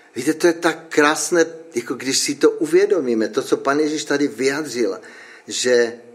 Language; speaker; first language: Czech; native; Czech